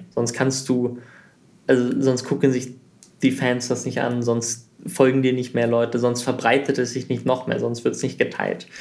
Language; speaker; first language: German; early bilingual, heritage; German